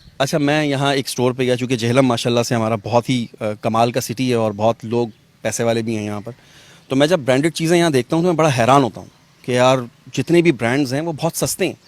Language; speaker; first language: Urdu; non-native, local second language; Punjabi